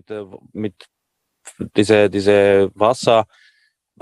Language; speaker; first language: German; non-native, learner; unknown